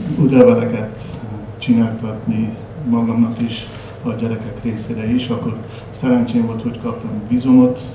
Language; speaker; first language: Hungarian; non-native, learner; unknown